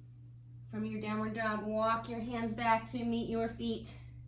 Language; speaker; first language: English; native; English